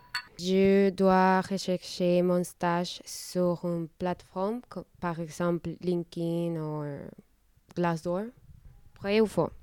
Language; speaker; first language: French; non-native, learner; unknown